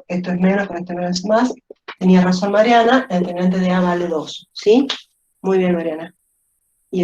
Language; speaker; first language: Spanish; native; Spanish